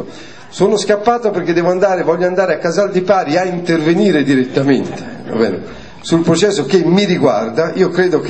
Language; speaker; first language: Italian; native; Italian